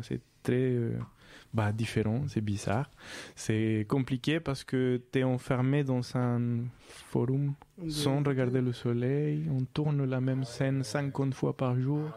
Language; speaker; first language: French; non-native, fluent; Spanish